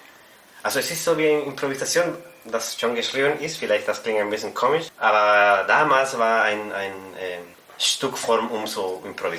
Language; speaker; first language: German; non-native, fluent; Spanish